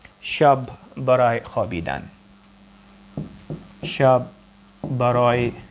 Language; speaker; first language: Persian; non-native, fluent; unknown